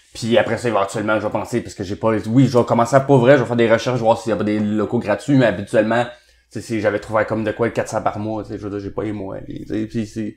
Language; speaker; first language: French; native; French